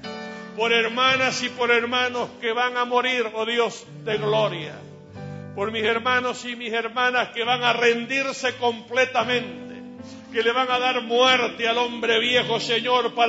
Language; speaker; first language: Spanish; native; Spanish